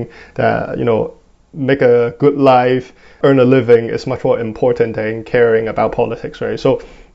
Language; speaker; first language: English; non-native, local second language; Cantonese